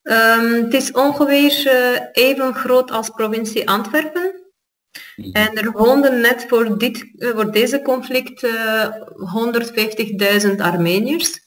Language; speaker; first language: Dutch; non-native, fluent; Armenian